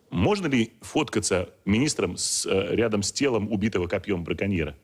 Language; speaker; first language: Russian; native; Russian